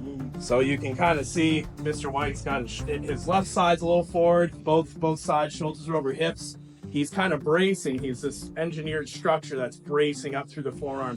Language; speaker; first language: English; native; English